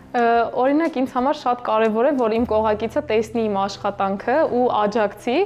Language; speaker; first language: Armenian; native; Armenian